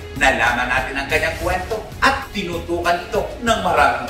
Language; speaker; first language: Filipino; native; Filipino